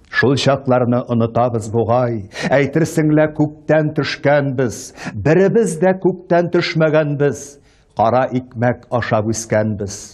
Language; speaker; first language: Tatar; native; Tatar